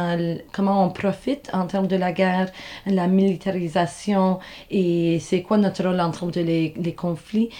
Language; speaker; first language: French; non-native, local second language; English